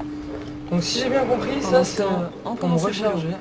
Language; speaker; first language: French; native; French